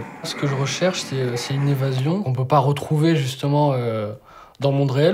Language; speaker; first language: French; native; French